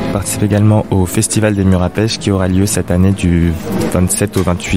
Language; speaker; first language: French; native; French